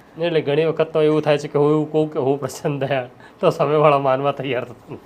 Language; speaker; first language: Gujarati; non-native, local second language; Marathi